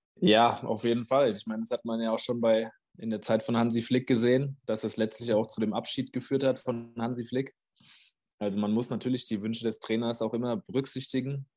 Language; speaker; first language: German; native; German